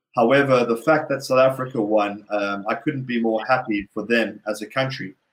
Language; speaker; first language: English; native; English